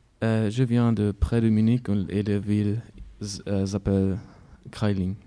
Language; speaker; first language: French; non-native, learner; German